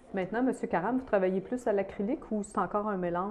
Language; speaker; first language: French; native; French